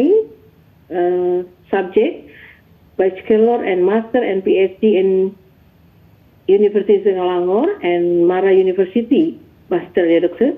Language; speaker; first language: English; non-native, learner; Indonesian